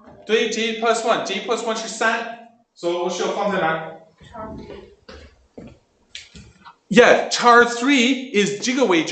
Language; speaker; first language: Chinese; non-native, learner; English